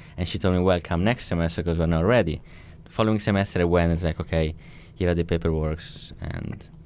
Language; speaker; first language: English; non-native, fluent; Italian